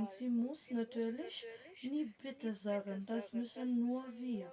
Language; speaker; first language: German; non-native, fluent; Macedonian